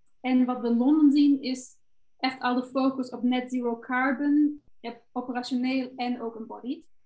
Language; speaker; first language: Dutch; non-native, fluent; German